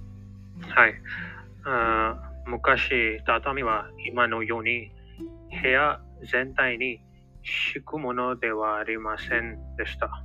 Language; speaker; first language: Japanese; non-native, learner; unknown